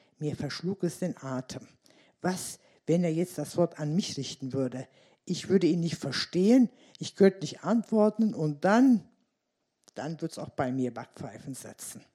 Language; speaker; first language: German; early bilingual, other home language; Turkish